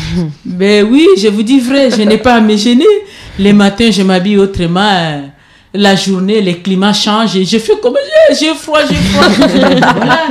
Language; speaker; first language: French; non-native, fluent; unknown